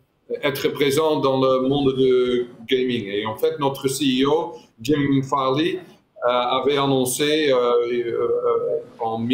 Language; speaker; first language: French; non-native, fluent; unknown